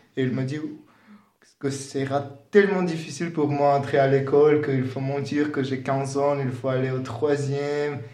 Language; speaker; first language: French; non-native, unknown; Georgian